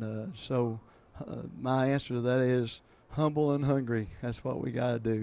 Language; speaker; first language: English; native; English